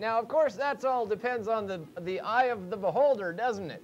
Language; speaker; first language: English; native; English